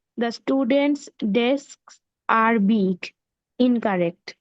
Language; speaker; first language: English; non-native, learner; Bangla